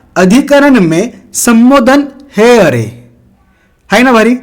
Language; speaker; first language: Hindi; non-native, local second language; Marathi